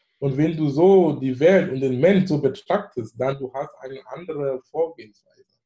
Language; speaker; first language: German; non-native, fluent; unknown